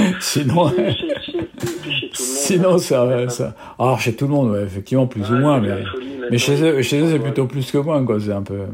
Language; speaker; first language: French; native; French